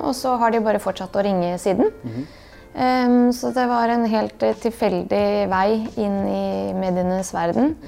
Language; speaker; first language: Norwegian; early bilingual, other home language; Bosnian